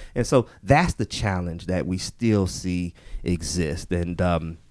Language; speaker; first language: English; native; English